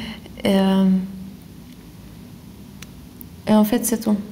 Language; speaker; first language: French; non-native, fluent; Lithuanian